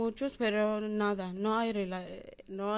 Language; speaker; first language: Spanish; non-native, learner; Arabic